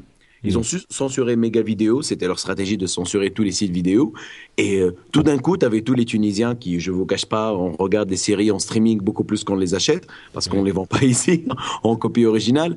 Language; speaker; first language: French; non-native, local second language; Arabic